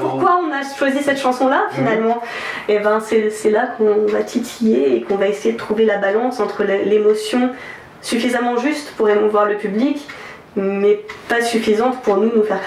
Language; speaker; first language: French; native; French